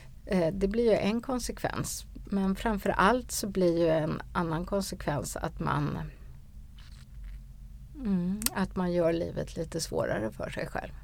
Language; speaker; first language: Swedish; native; Swedish